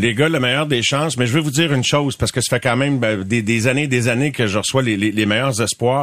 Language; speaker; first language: French; native; French